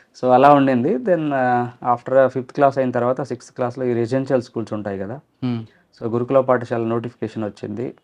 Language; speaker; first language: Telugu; non-native, local second language; Lambadi